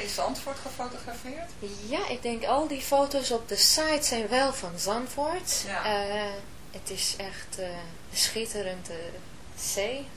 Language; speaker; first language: Dutch; non-native, fluent; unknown